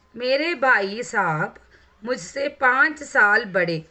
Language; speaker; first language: Hindi; non-native, local second language; Telugu